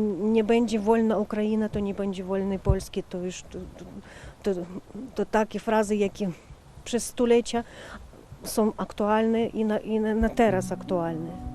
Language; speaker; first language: Polish; non-native, fluent; Ukrainian